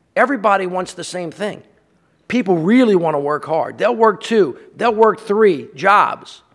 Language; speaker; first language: English; native; English